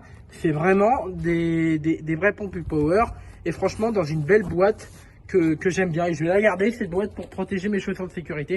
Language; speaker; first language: French; native; French